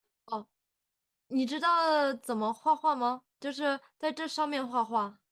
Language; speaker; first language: Chinese; early bilingual, heritage; English